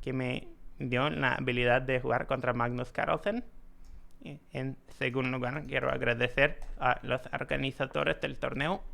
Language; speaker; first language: Spanish; non-native, learner; English